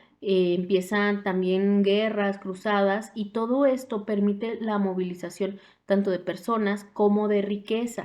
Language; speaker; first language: Spanish; native; Spanish